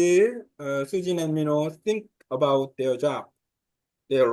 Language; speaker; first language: English; non-native, learner; Korean